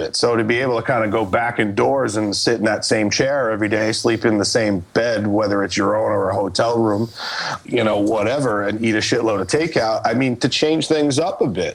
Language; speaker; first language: English; native; English